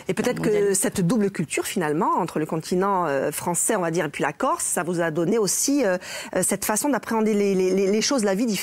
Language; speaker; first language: French; native; French